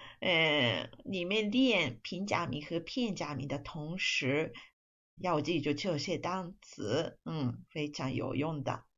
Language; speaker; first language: Chinese; non-native, fluent; Japanese